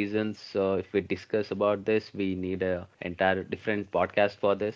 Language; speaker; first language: English; non-native, local second language; Kannada